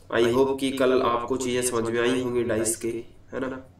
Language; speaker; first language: Hindi; native; Hindi